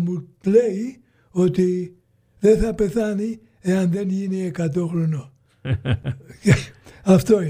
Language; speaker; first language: Greek; early bilingual, other home language; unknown